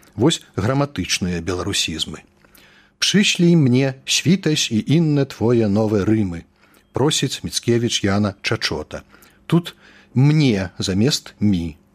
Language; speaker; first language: Belarusian; native; Belarusian